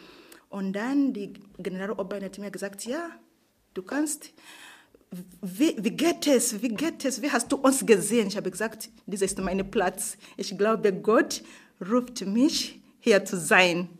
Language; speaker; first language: German; non-native, learner; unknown